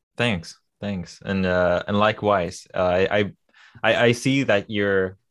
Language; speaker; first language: English; non-native, fluent; Swedish